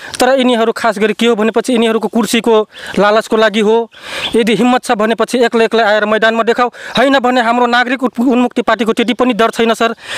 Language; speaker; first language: Nepali; non-native, local second language; Rana Tharu